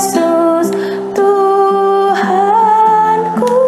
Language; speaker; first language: Indonesian; native; Indonesian